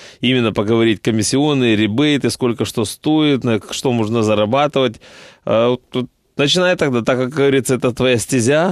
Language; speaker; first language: Russian; native; Russian